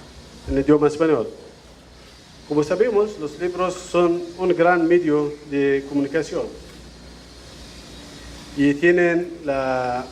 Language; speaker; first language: Spanish; non-native, fluent; Arabic